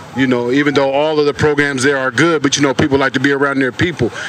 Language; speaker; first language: English; native; English